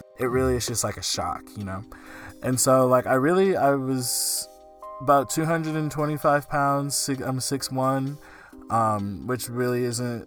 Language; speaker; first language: English; native; English